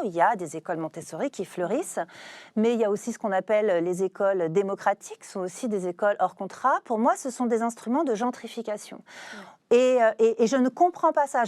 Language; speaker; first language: French; native; French